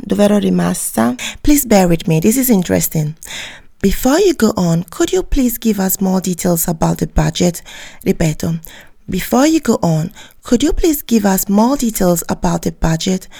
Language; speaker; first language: English; native; English